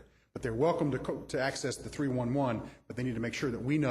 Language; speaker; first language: English; native; English